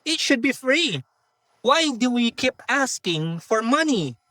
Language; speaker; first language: English; non-native, local second language; Filipino